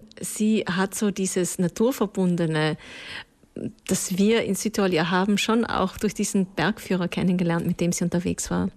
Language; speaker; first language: German; native; German